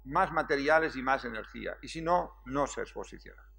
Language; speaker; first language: Spanish; native; Spanish